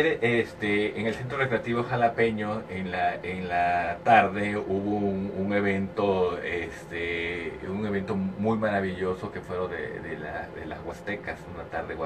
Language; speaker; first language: Spanish; native; Spanish